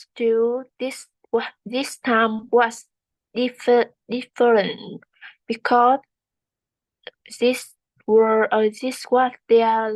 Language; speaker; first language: English; non-native, learner; Vietnamese